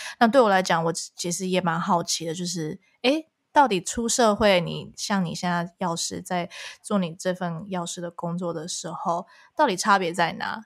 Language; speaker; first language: Chinese; early bilingual, heritage; Chinese